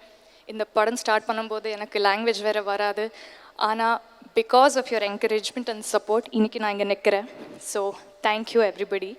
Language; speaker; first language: Tamil; non-native, fluent; Telugu